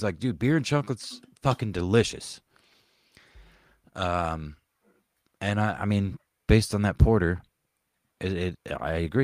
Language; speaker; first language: English; native; English